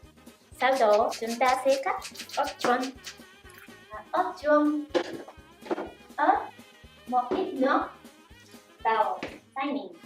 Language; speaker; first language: Vietnamese; non-native, learner; Japanese